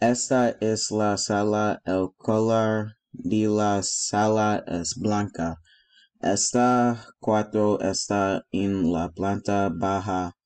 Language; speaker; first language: Spanish; non-native, learner; English